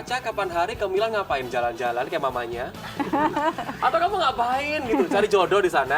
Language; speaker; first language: Indonesian; native; Indonesian